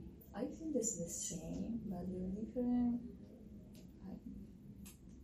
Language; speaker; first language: English; non-native, learner; Spanish